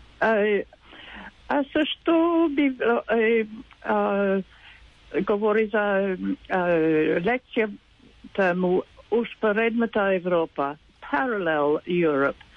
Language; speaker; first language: Bulgarian; non-native, learner; English